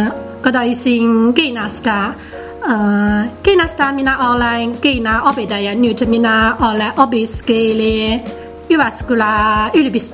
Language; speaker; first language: Finnish; non-native, learner; Chinese